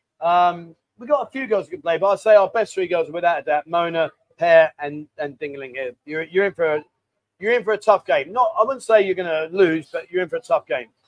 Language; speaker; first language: English; native; English